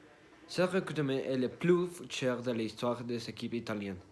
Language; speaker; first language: French; non-native, learner; Spanish